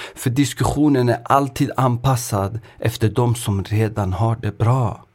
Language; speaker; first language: Swedish; native; Swedish